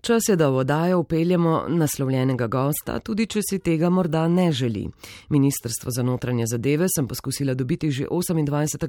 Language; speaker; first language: Slovenian; native; Slovenian